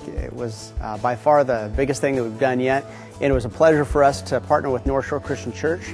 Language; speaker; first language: English; native; English